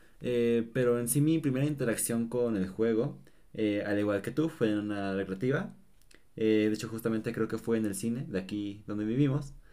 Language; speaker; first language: Spanish; native; Spanish